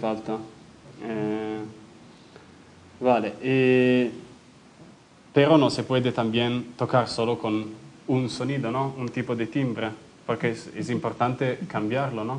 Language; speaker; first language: Spanish; non-native, fluent; Italian